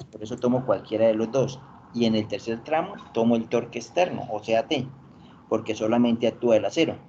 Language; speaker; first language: Spanish; native; Spanish